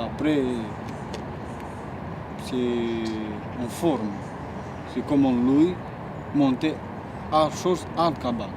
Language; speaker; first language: French; non-native, learner; Romanian